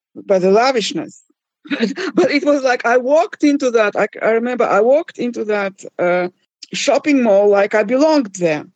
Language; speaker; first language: English; non-native, fluent; German